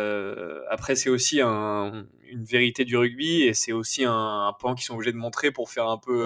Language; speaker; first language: French; native; French